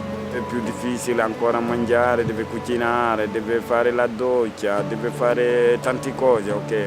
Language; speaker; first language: Italian; non-native, learner; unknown